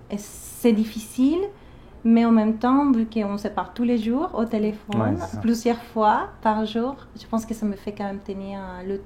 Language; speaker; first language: French; non-native, fluent; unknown